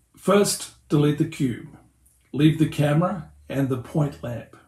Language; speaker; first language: English; native; English